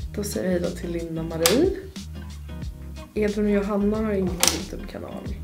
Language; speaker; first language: Swedish; native; Swedish